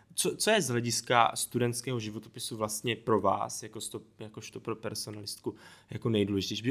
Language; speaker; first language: Czech; native; Czech